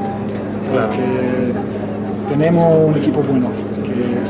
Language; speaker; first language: Spanish; non-native, fluent; Bosnian